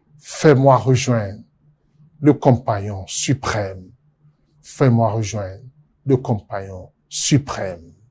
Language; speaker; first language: French; non-native, local second language; Yoruba